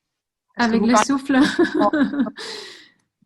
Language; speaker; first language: French; non-native, fluent; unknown